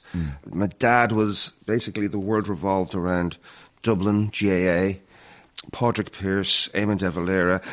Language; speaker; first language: English; native; English